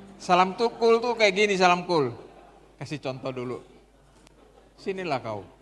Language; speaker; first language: Indonesian; native; Indonesian